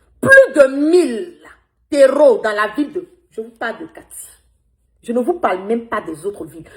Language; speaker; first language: French; non-native, local second language; Bambara